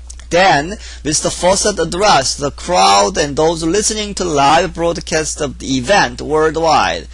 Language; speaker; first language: English; non-native, fluent; Korean